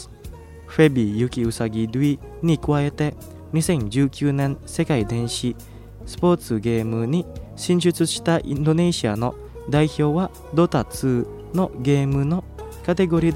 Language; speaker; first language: Japanese; non-native, fluent; Indonesian